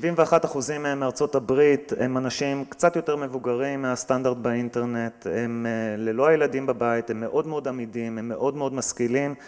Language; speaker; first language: Hebrew; native; Hebrew